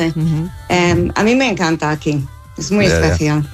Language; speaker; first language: Spanish; non-native, fluent; English